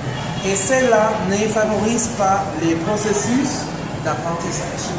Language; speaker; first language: French; non-native, fluent; Spanish